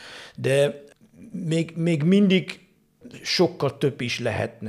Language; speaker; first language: Hungarian; non-native, fluent; Dutch